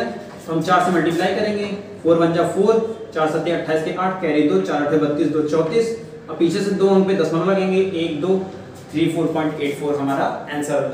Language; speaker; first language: Hindi; native; Hindi